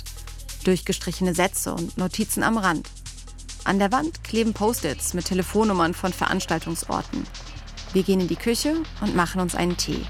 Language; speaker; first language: German; native; German